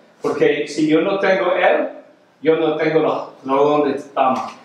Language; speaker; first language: Spanish; non-native, learner; English